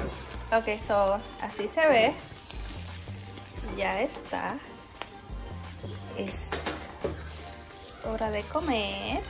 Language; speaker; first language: Spanish; early bilingual, heritage; Spanish